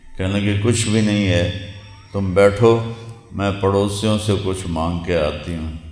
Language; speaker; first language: Urdu; non-native, local second language; Punjabi